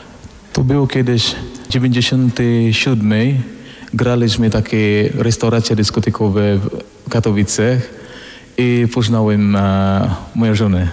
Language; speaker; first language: Polish; non-native, learner; Filipino